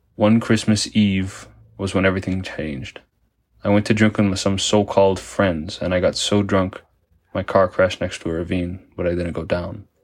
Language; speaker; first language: English; early bilingual, other home language; Spanish